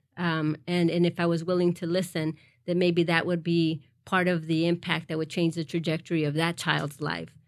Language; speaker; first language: English; early bilingual, other home language; Spanish